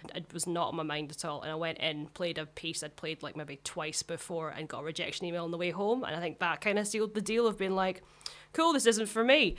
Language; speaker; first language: English; native; English